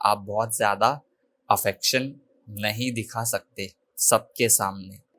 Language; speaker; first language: Hindi; native; Hindi